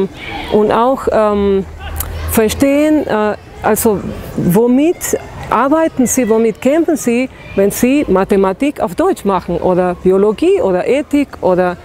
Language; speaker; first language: German; non-native, fluent; Spanish